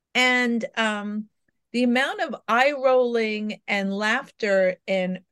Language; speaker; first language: English; native; English